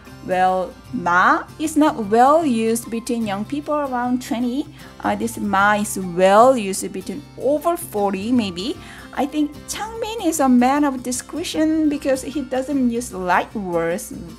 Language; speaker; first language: English; non-native, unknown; Korean